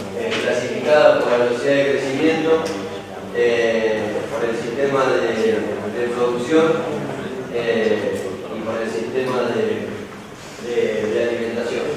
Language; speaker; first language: Spanish; native; Spanish